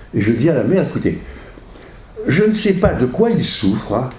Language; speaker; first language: French; early bilingual, other home language; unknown